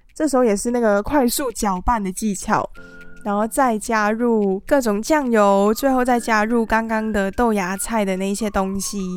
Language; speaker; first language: Chinese; non-native, fluent; Cantonese